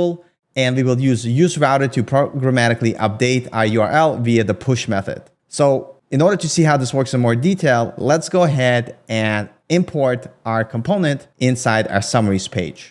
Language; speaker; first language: English; native; English